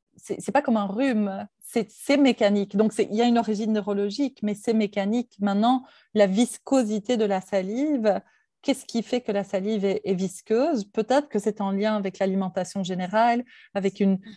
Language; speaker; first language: French; native; French